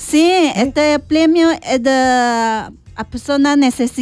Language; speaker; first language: Spanish; non-native, learner; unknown